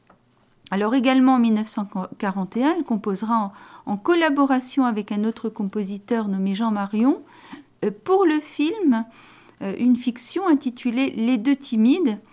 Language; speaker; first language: French; native; French